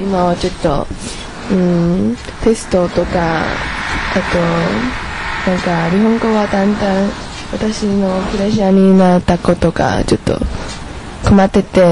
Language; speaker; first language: Japanese; non-native, learner; Chinese